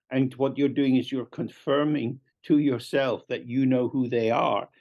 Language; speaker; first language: English; native; English